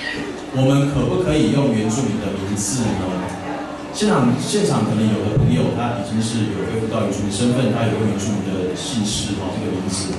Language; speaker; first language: Chinese; native; Chinese